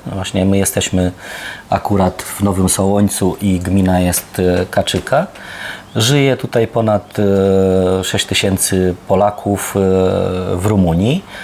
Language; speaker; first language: Polish; early bilingual, heritage; Polish